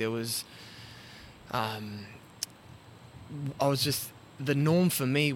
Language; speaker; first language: English; native; English